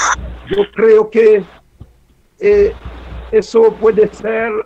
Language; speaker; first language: Spanish; non-native, learner; Haitian Creole